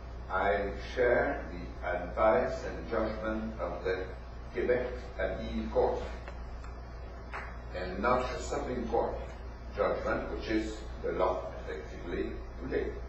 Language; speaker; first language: English; non-native, fluent; French